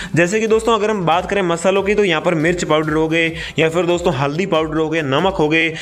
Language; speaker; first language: Hindi; native; Hindi